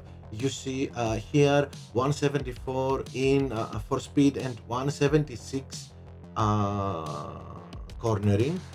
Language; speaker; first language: English; non-native, fluent; Greek